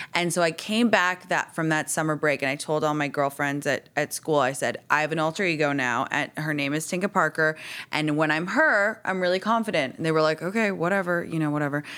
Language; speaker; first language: English; native; English